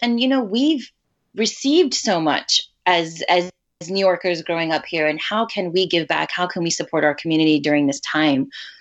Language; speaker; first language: English; early bilingual, other home language; Urdu